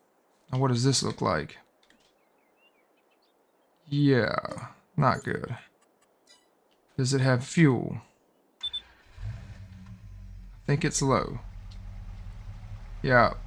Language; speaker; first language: English; native; English